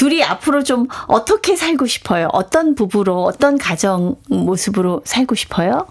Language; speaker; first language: Korean; native; Korean